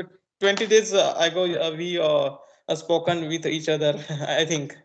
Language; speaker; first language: English; non-native, learner; Marathi